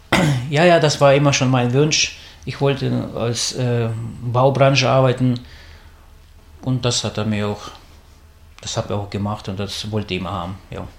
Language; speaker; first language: German; non-native, fluent; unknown